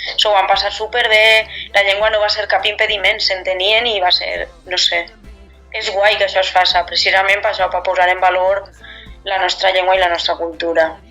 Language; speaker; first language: Catalan; native; Catalan